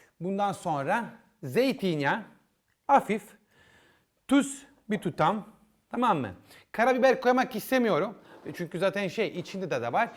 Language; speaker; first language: Turkish; non-native, learner; Italian